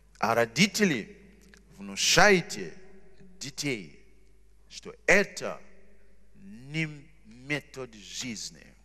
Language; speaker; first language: Russian; non-native, fluent; Shona